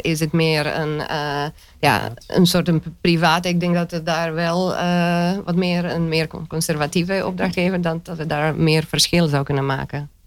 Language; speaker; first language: Dutch; non-native, fluent; Romanian